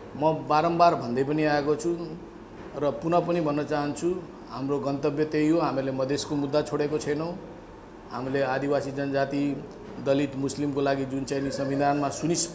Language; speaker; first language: Nepali; non-native, local second language; Bhojpuri